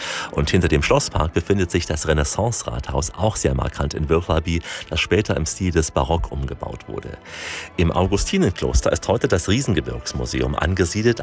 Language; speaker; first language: German; native; German